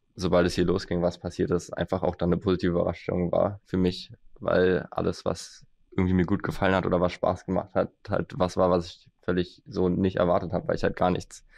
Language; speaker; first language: German; native; German